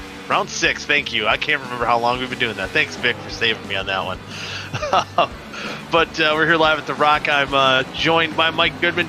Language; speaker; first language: English; native; English